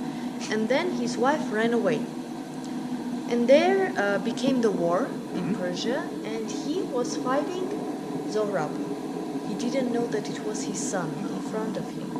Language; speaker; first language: English; non-native, fluent; Armenian